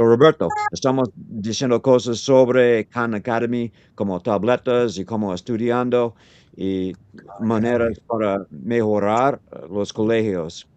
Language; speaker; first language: Spanish; non-native, learner; English